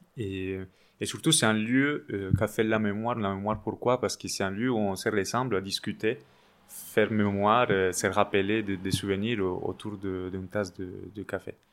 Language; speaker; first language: French; non-native, fluent; Spanish